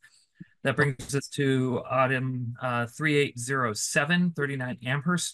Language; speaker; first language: English; native; English